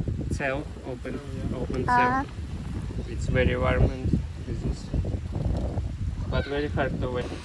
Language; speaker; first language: English; non-native, learner; Russian